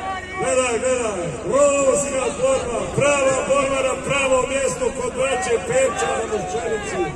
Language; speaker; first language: Bosnian; native; Bosnian